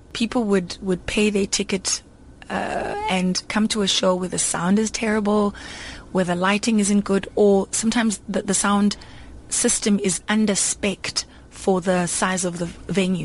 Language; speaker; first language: English; non-native, local second language; Zulu